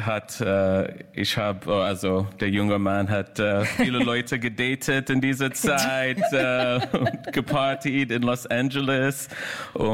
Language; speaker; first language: German; non-native, learner; English